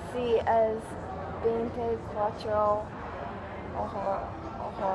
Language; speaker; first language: Spanish; non-native, learner; English